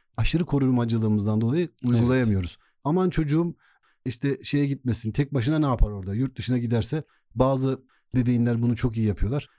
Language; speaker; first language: Turkish; native; Turkish